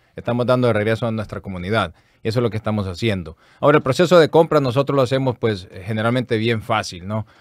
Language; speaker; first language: Spanish; native; Spanish